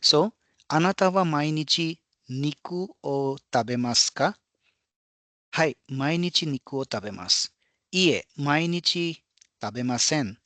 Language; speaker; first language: Japanese; non-native, fluent; Hindi